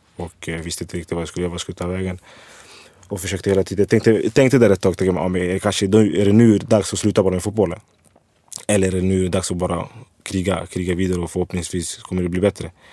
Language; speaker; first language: Swedish; early bilingual, other home language; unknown